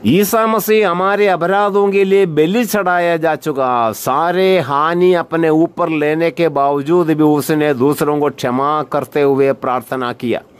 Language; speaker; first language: Hindi; non-native, local second language; Malayalam